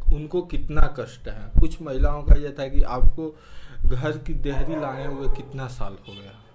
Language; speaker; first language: Hindi; native; Hindi